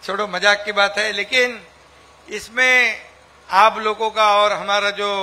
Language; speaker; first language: Hindi; non-native, local second language; Marathi